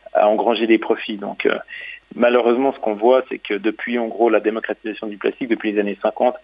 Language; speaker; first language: French; native; French